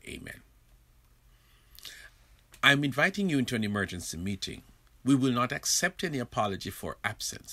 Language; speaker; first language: English; native; English